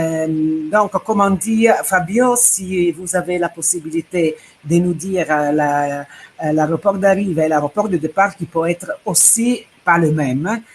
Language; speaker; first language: French; non-native, fluent; Italian